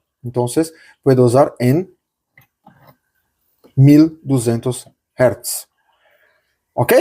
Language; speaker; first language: Spanish; non-native, local second language; Portuguese